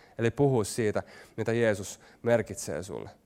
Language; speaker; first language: Finnish; native; Finnish